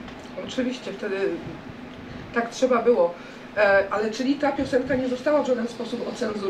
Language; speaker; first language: Polish; native; Polish